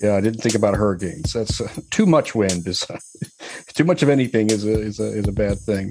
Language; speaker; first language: English; native; English